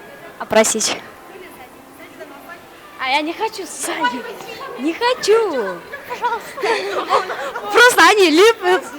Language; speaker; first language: Russian; non-native, local second language; Kyrgyz